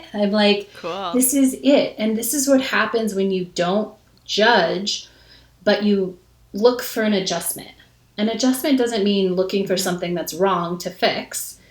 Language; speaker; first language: English; native; English